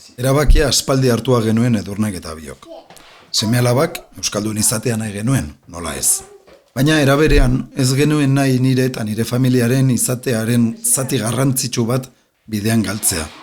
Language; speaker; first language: Basque; non-native, local second language; Spanish